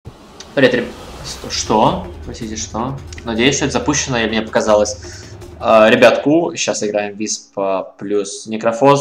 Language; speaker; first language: Russian; native; Russian